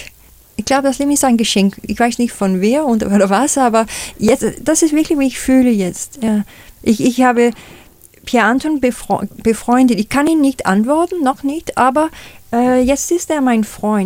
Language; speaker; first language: German; non-native, fluent; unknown